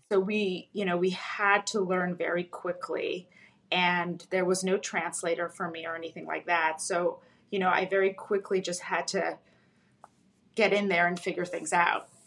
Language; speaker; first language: English; early bilingual, other home language; Russian